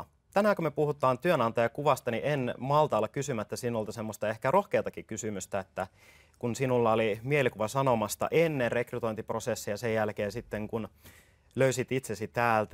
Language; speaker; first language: Finnish; native; Finnish